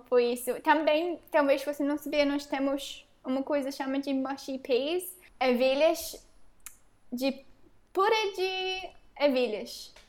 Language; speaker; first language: Portuguese; non-native, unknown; English